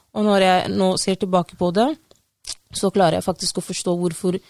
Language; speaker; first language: Norwegian; non-native, fluent; Somali